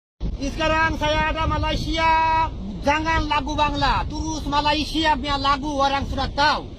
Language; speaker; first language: Indonesian; non-native, learner; Bangla